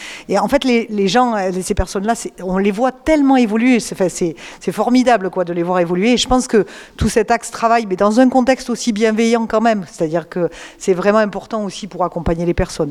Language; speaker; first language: French; native; French